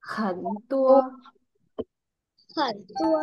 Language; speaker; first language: Chinese; non-native, learner; Vietnamese